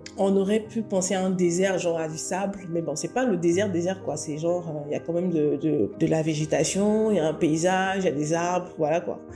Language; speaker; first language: French; native; French